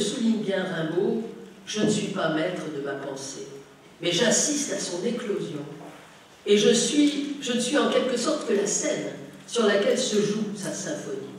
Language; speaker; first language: French; native; French